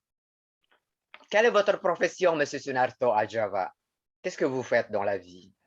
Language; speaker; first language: French; non-native, fluent; Indonesian